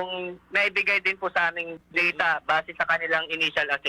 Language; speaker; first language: Filipino; native; Filipino